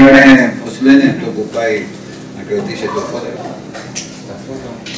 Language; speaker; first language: Greek; non-native, learner; Spanish